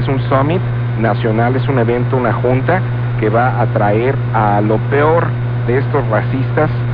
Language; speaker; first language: Spanish; native; Spanish